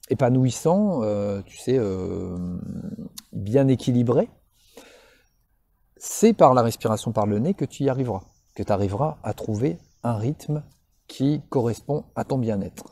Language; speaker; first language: French; native; French